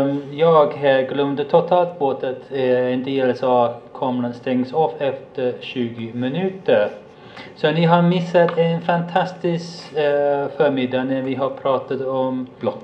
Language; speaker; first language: Swedish; non-native, fluent; English